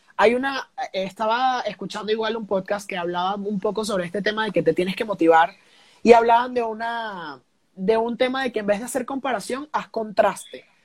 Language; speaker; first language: Spanish; native; Spanish